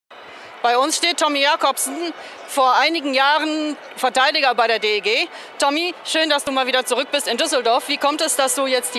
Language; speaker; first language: German; native; German